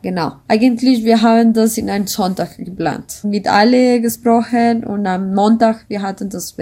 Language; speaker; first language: German; non-native, learner; Spanish